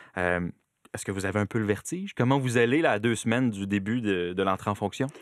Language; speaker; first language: French; native; French